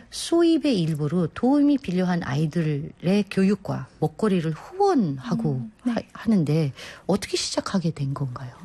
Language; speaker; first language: Korean; non-native, fluent; Filipino